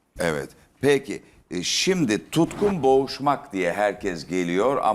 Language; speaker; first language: Turkish; native; Turkish